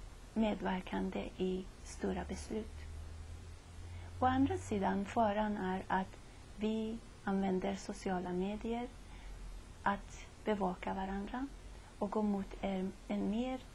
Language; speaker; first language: Swedish; non-native, fluent; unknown